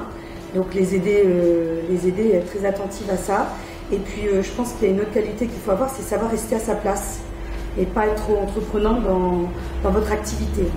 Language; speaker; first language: French; native; French